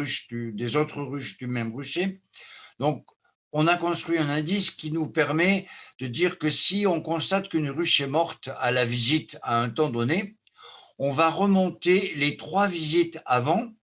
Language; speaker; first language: French; native; French